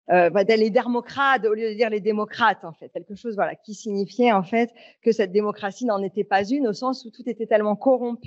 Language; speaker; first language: French; native; French